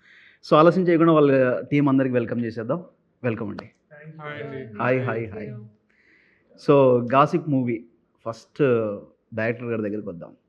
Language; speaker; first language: Telugu; native; Telugu